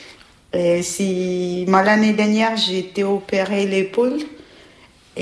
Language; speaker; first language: French; non-native, learner; Albanian